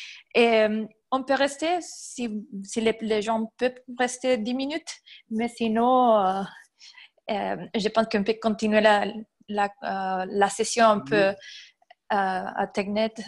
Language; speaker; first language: French; non-native, fluent; Spanish